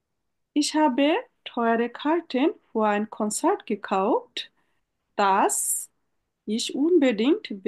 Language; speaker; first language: German; non-native, fluent; Bangla